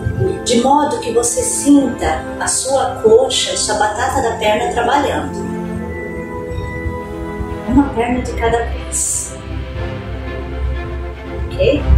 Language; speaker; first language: Portuguese; native; Portuguese